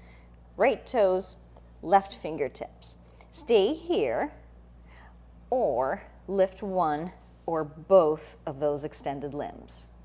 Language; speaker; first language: English; native; English